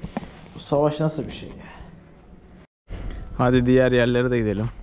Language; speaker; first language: Turkish; native; Turkish